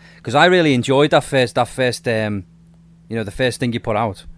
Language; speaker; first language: English; native; English